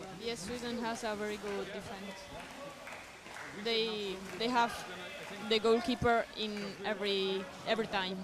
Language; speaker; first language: English; non-native, learner; Spanish